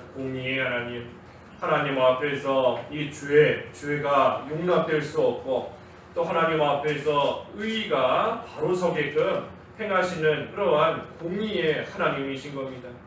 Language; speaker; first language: Korean; native; Korean